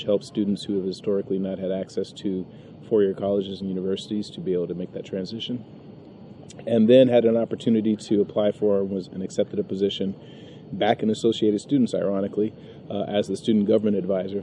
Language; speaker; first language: English; native; English